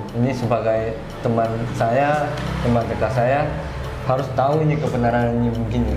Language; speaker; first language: Indonesian; non-native, fluent; Korean